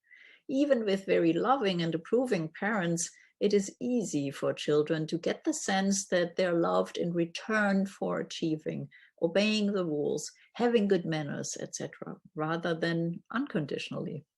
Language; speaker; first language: English; non-native, fluent; German